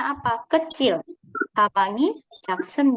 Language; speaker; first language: Korean; non-native, fluent; Indonesian